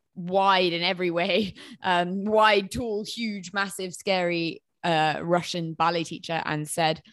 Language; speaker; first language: English; native; English